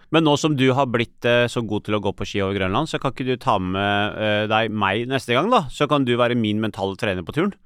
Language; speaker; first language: Norwegian; early bilingual, other home language; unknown